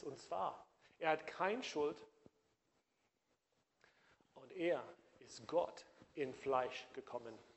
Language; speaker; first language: German; non-native, fluent; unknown